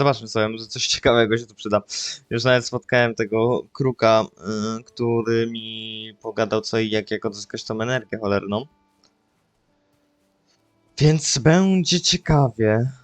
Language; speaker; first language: Polish; native; Polish